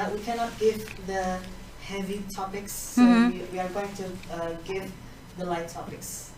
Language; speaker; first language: English; non-native, fluent; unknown